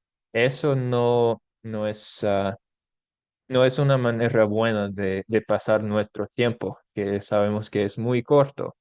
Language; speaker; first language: Spanish; non-native, fluent; English